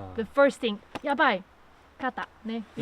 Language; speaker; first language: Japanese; non-native, learner; Spanish